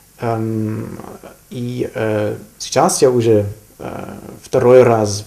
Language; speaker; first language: Russian; non-native, learner; German